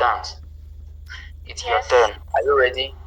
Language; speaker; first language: English; non-native, local second language; French